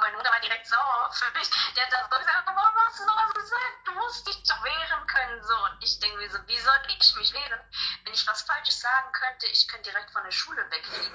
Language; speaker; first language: German; early bilingual, other home language; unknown